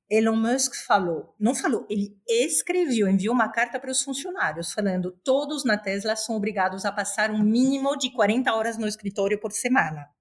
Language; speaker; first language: Portuguese; non-native, fluent; Spanish